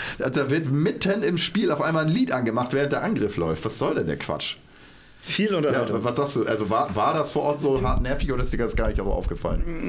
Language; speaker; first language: German; native; German